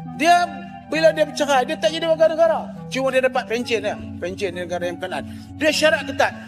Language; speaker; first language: Malay; native; Malay